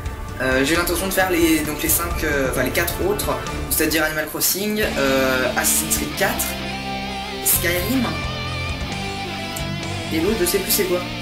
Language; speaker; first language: French; native; French